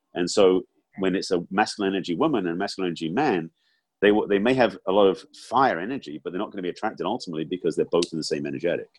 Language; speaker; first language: English; native; English